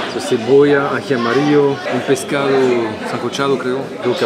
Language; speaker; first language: Spanish; non-native, learner; French